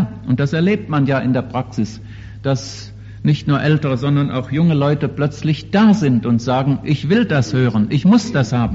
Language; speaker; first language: German; native; German